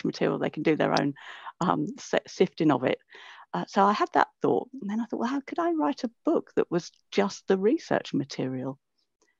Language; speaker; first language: English; native; English